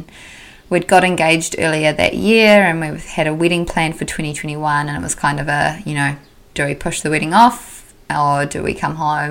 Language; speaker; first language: English; native; English